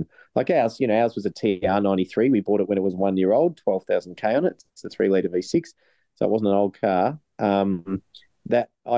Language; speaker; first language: English; native; English